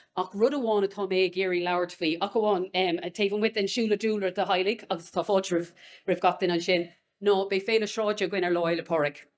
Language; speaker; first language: Irish; non-native, local second language; English